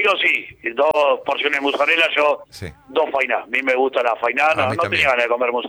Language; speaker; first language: Spanish; native; Spanish